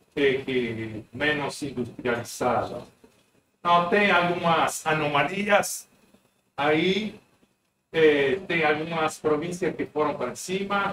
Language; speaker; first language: Portuguese; non-native, fluent; Spanish